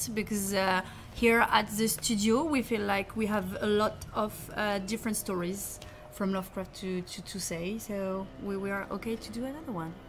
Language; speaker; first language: English; non-native, fluent; French